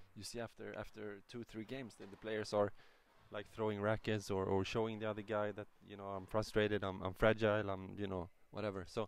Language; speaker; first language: English; non-native, fluent; Swedish